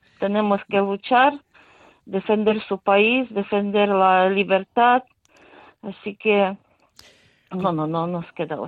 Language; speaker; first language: Spanish; non-native, fluent; Ukrainian